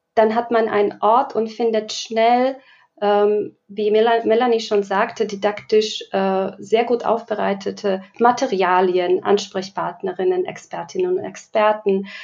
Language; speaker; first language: German; non-native, fluent; Slovak